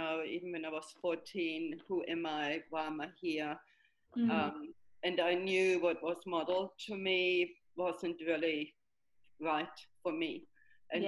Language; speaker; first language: English; non-native, fluent; German